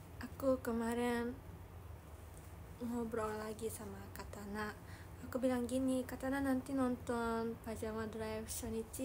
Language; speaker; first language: Indonesian; non-native, learner; Japanese